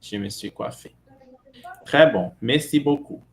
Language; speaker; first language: French; non-native, fluent; Portuguese